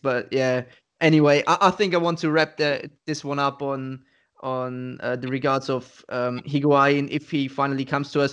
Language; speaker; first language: English; non-native, fluent; German